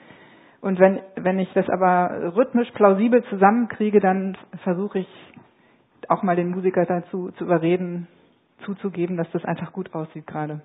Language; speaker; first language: German; native; German